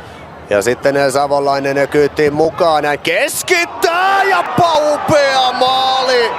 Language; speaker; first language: Finnish; native; Finnish